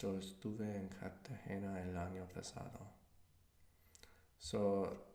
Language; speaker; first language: Spanish; non-native, learner; English